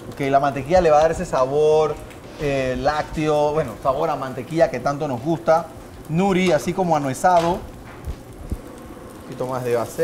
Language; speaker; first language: Spanish; native; Spanish